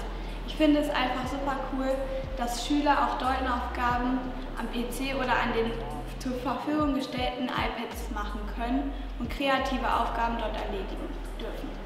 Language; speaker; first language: German; native; German